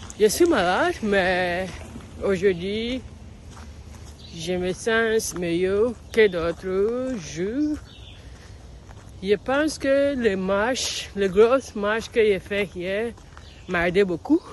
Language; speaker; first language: French; non-native, learner; English